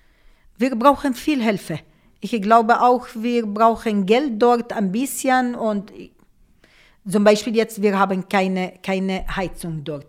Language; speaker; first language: German; non-native, local second language; Arabic